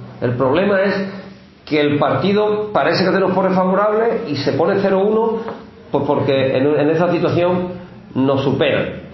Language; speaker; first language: Spanish; native; Spanish